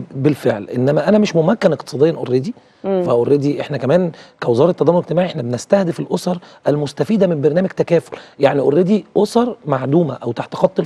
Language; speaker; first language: Arabic; native; Arabic